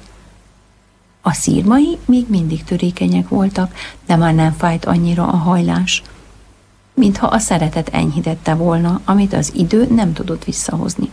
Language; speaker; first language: Hungarian; native; Hungarian